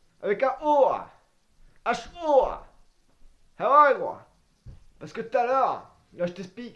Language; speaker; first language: French; native; French